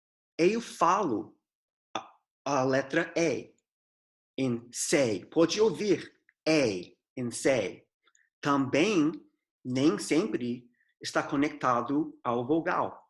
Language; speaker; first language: Portuguese; non-native, fluent; English